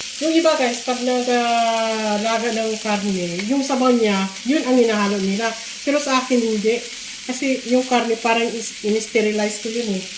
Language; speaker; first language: Filipino; non-native, local second language; Cebuano